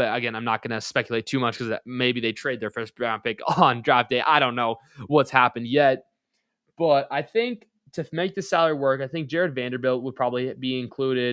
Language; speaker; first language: English; native; English